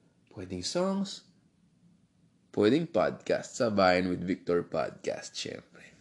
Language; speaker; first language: English; non-native, local second language; Filipino